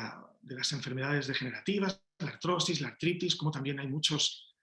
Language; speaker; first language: Spanish; native; Spanish